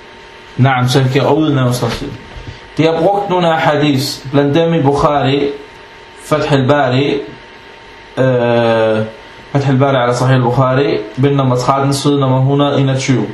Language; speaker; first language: Danish; non-native, fluent; Arabic